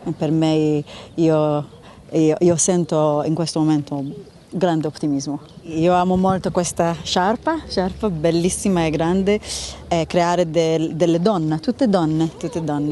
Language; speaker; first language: Italian; non-native, learner; Hebrew